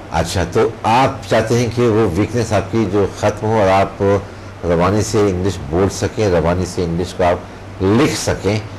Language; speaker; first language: Urdu; native; Urdu